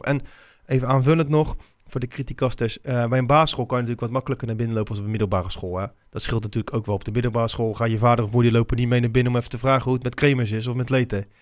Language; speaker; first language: Dutch; native; Dutch